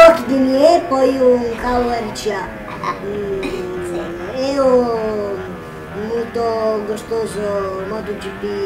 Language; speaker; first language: Portuguese; non-native, learner; Italian